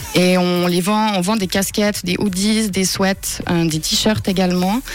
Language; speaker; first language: French; native; French